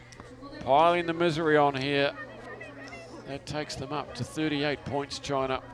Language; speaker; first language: English; native; English